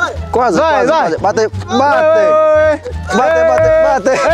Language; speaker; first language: Portuguese; non-native, learner; Vietnamese